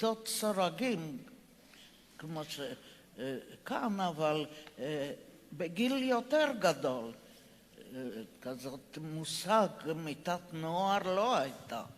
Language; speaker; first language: Hebrew; non-native, fluent; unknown